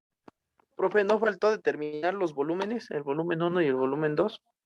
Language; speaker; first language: Spanish; native; Spanish